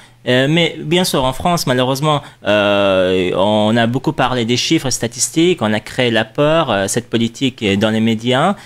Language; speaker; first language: French; non-native, fluent; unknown